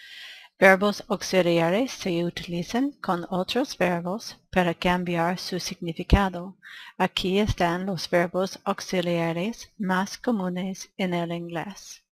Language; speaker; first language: Spanish; non-native, fluent; English